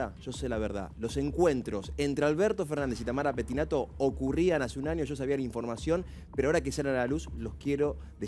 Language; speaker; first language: Spanish; native; Spanish